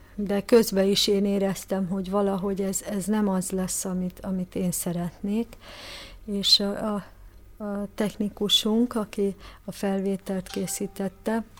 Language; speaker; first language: Hungarian; native; Hungarian